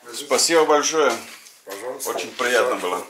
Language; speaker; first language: Russian; non-native, learner; English